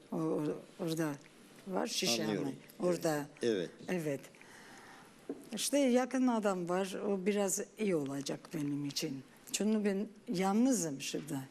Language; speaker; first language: Turkish; non-native, learner; Armenian